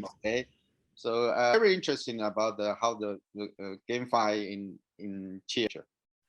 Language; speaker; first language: English; non-native, learner; Chinese